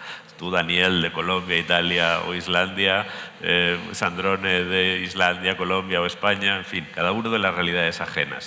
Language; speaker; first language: Spanish; native; Spanish